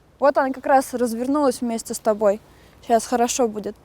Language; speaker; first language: Russian; native; Russian